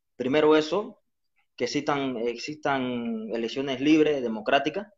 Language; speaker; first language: Spanish; native; Spanish